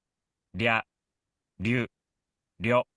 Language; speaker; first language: Japanese; non-native, learner; Filipino